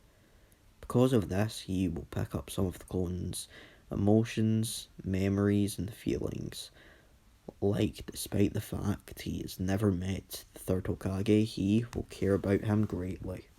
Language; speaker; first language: English; native; English